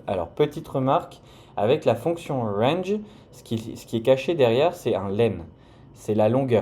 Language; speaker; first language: French; native; French